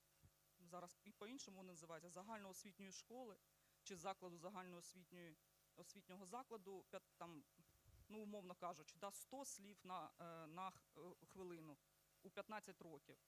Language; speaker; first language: Ukrainian; native; Ukrainian